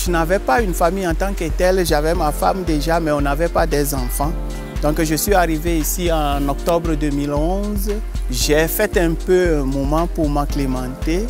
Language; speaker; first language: French; non-native, local second language; Ewe